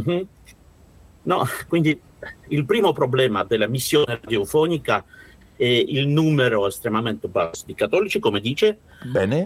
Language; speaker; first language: Italian; non-native, learner; Russian